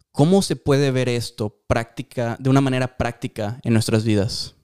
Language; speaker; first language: Spanish; native; Spanish